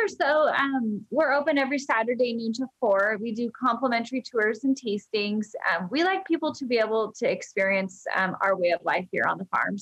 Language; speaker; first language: English; native; English